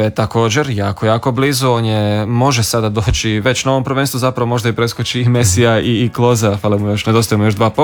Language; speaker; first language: Serbian; native; Serbian